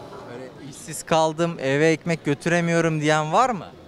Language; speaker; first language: Turkish; native; Turkish